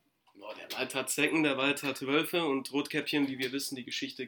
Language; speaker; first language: German; native; German